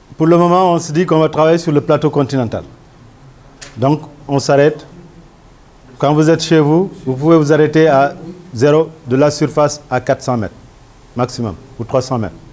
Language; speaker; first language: French; non-native, local second language; Wolof